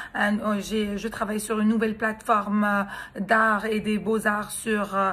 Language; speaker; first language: French; non-native, local second language; Arabic